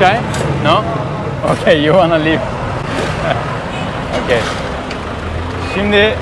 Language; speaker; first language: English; non-native, learner; Turkish